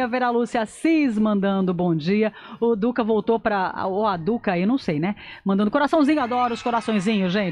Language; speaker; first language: Portuguese; native; Portuguese